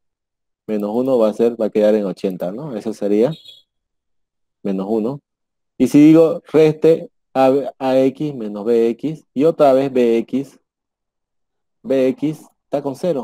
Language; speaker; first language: Spanish; native; Spanish